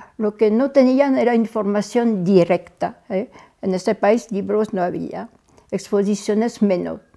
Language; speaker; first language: Spanish; non-native, fluent; French